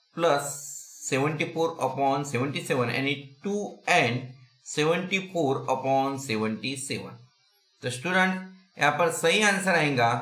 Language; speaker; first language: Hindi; non-native, local second language; Marathi